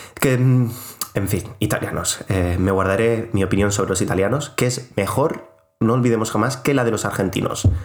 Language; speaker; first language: Spanish; non-native, local second language; Catalan